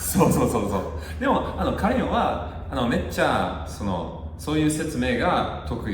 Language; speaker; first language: Japanese; non-native, learner; English